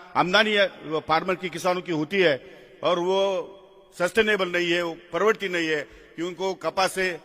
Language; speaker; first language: Hindi; non-native, local second language; Marathi